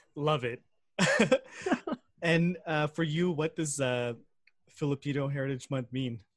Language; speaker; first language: English; native; English